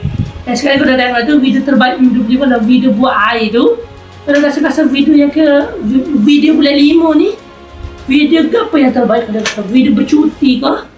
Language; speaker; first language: Malay; native; Malay